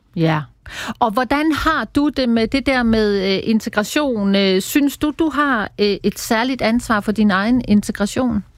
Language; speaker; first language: Danish; native; Danish